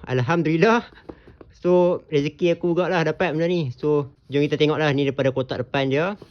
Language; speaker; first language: Malay; native; Malay